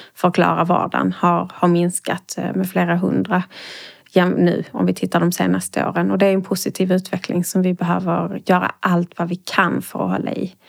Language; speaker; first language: Swedish; native; Swedish